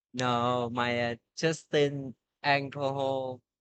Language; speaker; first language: English; non-native, learner; Vietnamese